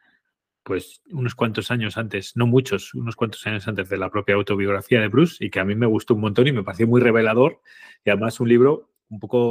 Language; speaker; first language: Spanish; native; Spanish